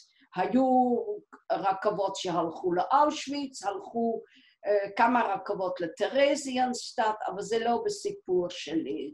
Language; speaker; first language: Hebrew; non-native, fluent; Dutch